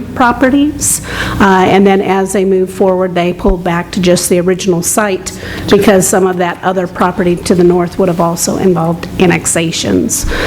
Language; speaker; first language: English; native; English